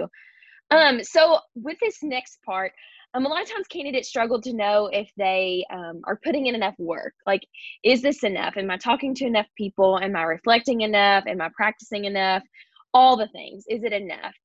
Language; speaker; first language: English; native; English